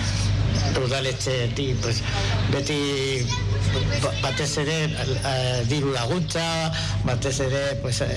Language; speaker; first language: Basque; non-native, local second language; Spanish